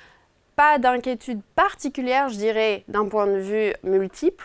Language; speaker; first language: French; native; French